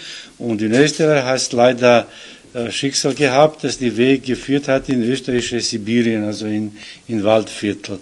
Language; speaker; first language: German; non-native, fluent; Serbian